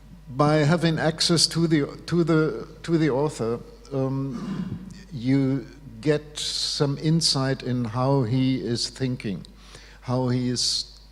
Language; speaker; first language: English; non-native, fluent; German